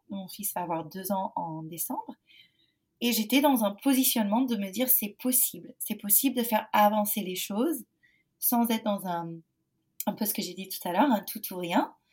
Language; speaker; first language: French; non-native, fluent; English